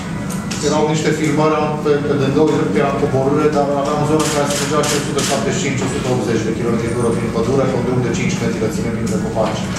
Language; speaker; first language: Romanian; native; Romanian